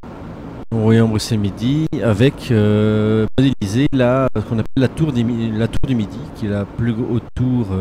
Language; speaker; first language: French; native; French